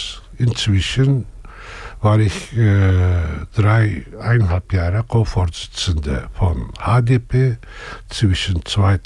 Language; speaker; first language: German; non-native, fluent; Kurdish